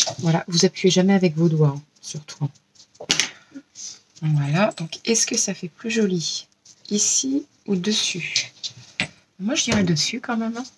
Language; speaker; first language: French; native; French